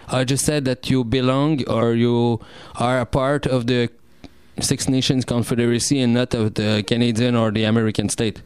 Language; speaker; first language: English; non-native, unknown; French